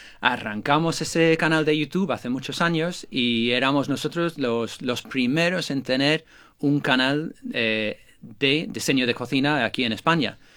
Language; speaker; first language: Spanish; non-native, fluent; English